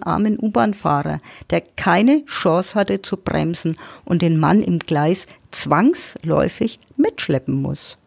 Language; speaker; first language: German; native; German